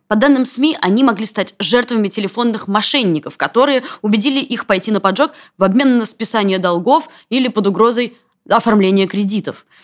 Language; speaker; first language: Russian; native; Russian